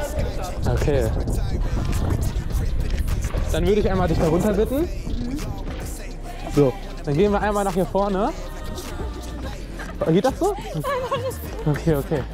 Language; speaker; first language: German; native; German